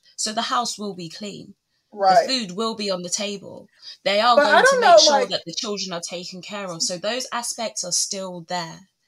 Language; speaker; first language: English; early bilingual, other home language; Yoruba